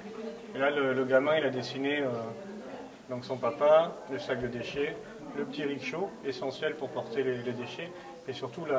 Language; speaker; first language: French; native; French